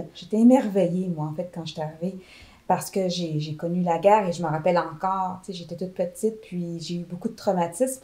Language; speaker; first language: French; early bilingual, other home language; Persian